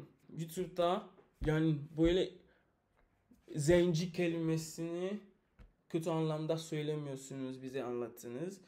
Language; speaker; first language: Turkish; non-native, learner; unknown